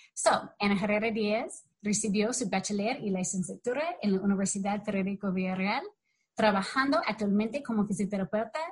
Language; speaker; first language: Spanish; non-native, learner; English